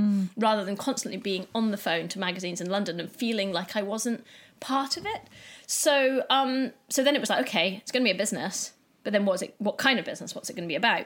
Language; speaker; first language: English; native; English